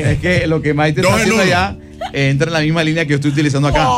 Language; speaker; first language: Spanish; native; Spanish